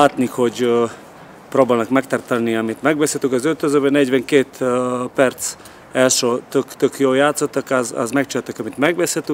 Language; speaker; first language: Hungarian; non-native, fluent; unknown